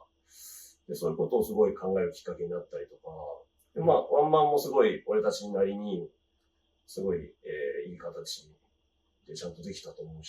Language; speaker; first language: Japanese; native; Japanese